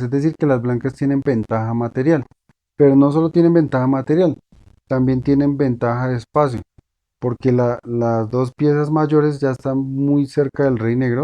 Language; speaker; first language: Spanish; native; Spanish